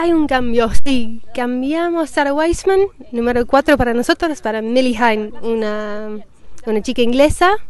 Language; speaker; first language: Spanish; non-native, fluent; English